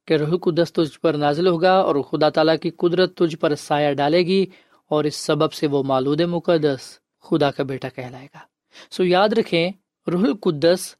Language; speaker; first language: Urdu; non-native, local second language; Punjabi